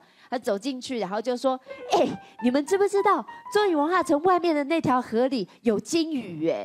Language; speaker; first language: Chinese; native; Chinese